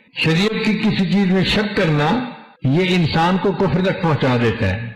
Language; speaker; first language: Urdu; non-native, local second language; Punjabi